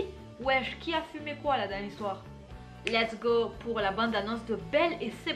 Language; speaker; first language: French; native; French